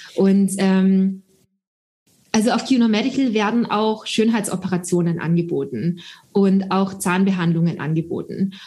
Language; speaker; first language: German; early bilingual, other home language; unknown